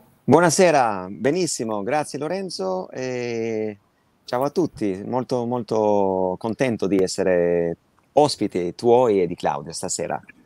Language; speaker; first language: Italian; non-native, fluent; Albanian